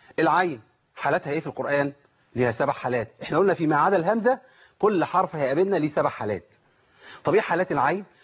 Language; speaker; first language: Arabic; native; Arabic